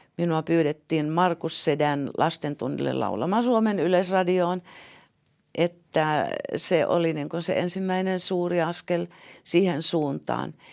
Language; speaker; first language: Finnish; native; Finnish